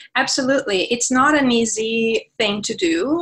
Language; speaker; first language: English; non-native, fluent; Portuguese